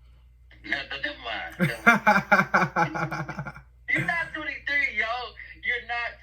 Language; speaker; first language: English; native; English